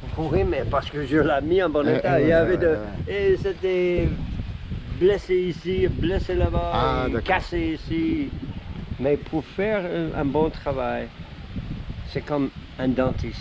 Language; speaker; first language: French; non-native, fluent; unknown